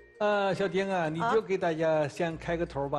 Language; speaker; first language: Chinese; native; Chinese